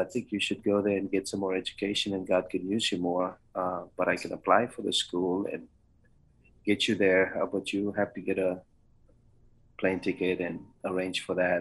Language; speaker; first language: English; non-native, local second language; Kannada